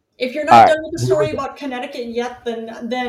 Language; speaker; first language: English; native; English